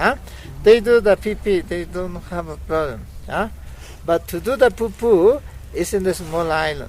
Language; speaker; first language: English; non-native, learner; Spanish